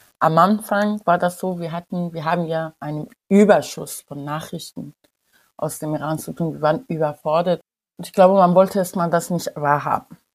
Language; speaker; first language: German; non-native, fluent; Persian